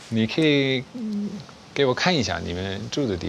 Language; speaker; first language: Chinese; non-native, fluent; Dutch